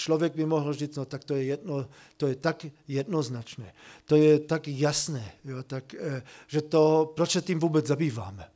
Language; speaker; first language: Czech; non-native, fluent; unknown